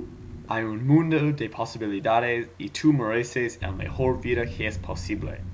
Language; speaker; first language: Spanish; non-native, learner; English